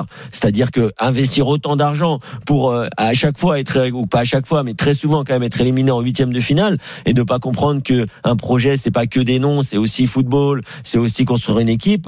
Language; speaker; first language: French; native; French